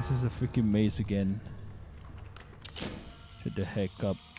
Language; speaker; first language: English; non-native, local second language; Malay